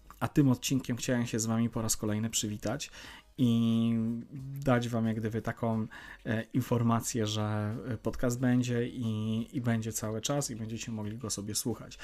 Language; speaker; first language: Polish; native; Polish